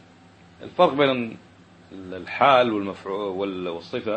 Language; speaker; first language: Arabic; native; Arabic